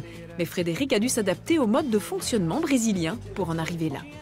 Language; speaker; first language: French; native; French